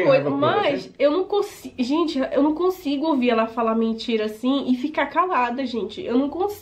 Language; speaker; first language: Portuguese; native; Portuguese